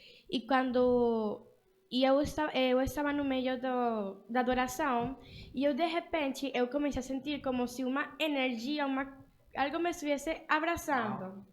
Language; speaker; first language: Portuguese; early bilingual, other home language; Spanish